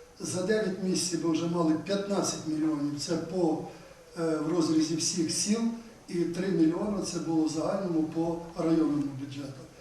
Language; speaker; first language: Ukrainian; native; Ukrainian